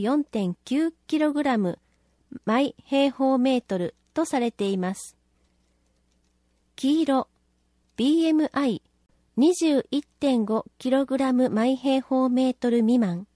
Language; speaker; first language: Japanese; native; Japanese